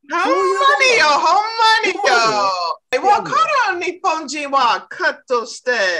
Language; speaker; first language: Japanese; non-native, learner; English